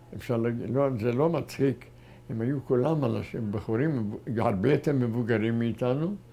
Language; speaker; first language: Hebrew; non-native, fluent; German